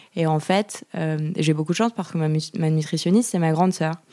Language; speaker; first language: French; native; French